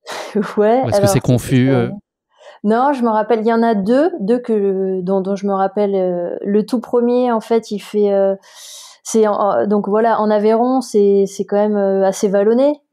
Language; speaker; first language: French; native; French